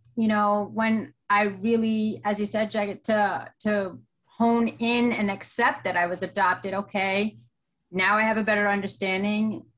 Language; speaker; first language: English; native; English